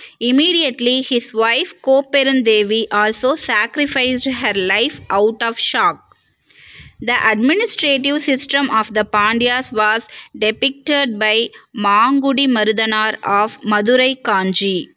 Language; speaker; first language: English; non-native, local second language; Tamil